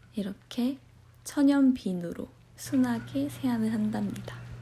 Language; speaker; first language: Korean; native; Korean